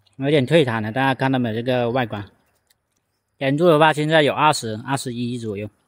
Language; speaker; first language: Chinese; non-native, local second language; Cantonese